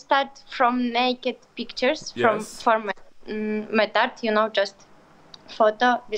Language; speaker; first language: English; non-native, learner; Ukrainian